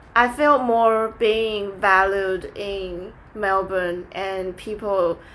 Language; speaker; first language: English; non-native, fluent; Chinese